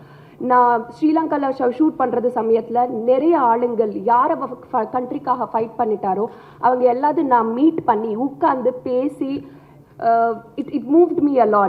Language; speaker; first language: Tamil; non-native, learner; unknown